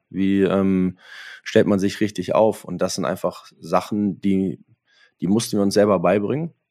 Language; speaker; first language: German; native; German